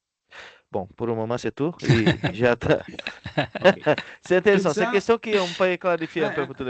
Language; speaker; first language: French; non-native, fluent; Portuguese